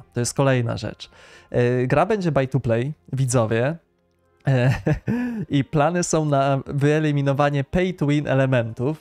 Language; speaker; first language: Polish; native; Polish